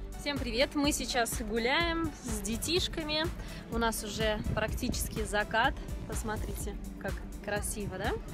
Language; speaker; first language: Russian; native; Russian